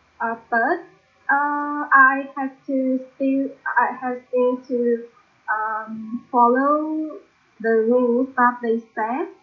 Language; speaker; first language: English; non-native, learner; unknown